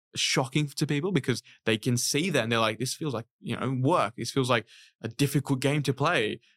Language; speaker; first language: English; native; English